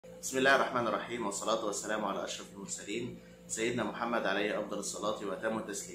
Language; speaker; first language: Arabic; native; Arabic